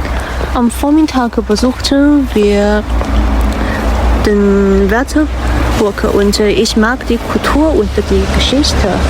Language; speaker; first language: German; non-native, learner; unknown